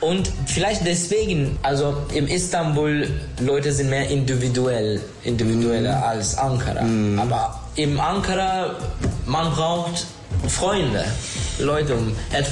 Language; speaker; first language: German; non-native, learner; Turkish